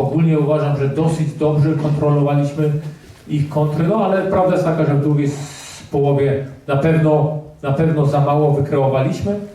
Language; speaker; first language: Polish; early bilingual, heritage; Polish